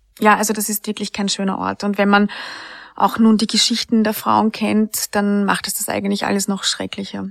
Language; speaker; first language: German; native; German